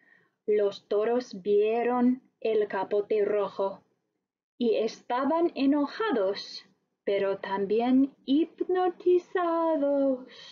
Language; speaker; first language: Spanish; non-native, fluent; English